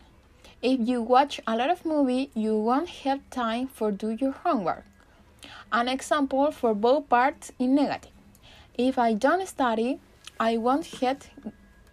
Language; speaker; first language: English; non-native, learner; Spanish